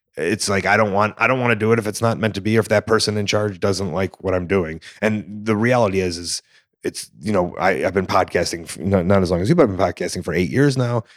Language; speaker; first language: English; native; English